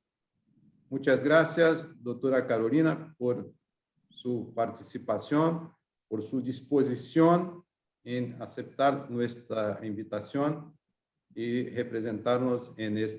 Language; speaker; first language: Spanish; non-native, fluent; Portuguese